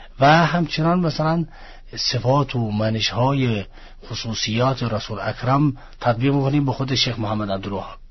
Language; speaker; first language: Persian; non-native, fluent; Arabic